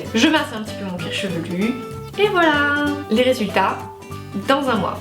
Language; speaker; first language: French; native; French